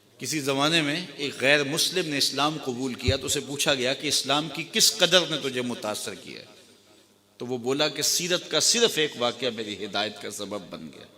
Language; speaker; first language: Urdu; non-native, local second language; Punjabi